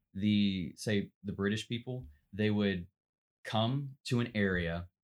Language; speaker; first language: English; native; English